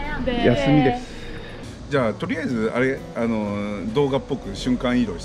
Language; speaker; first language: Japanese; native; Japanese